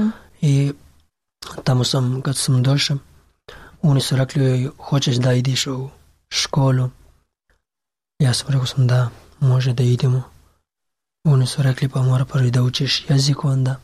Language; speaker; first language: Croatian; non-native, learner; Pashto